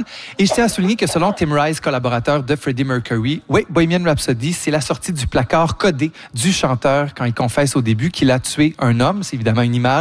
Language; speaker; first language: French; native; French